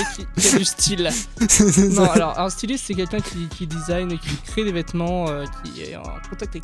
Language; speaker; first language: French; native; French